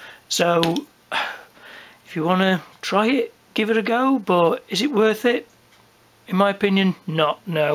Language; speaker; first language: English; native; English